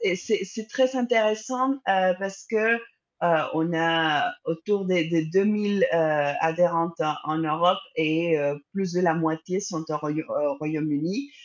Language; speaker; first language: French; non-native, fluent; Spanish